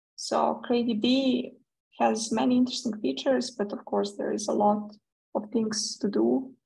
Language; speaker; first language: English; non-native, fluent; Serbian